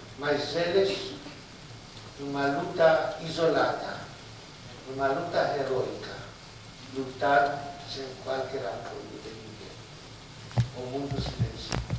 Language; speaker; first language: Portuguese; non-native, fluent; Yiddish